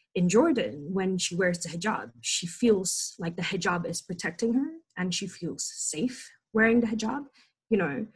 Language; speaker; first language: English; non-native, fluent; Indonesian